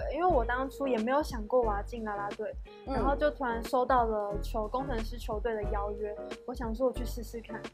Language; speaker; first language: Chinese; native; Chinese